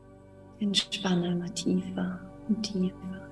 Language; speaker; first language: German; native; German